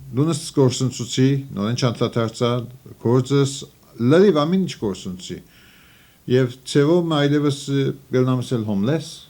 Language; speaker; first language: Armenian; early bilingual, heritage; Armenian